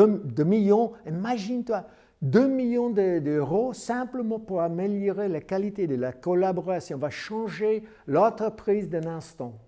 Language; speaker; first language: French; non-native, learner; English